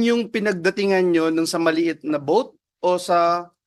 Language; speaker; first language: Filipino; native; Filipino